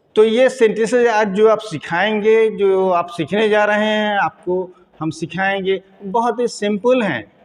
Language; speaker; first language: Hindi; native; Hindi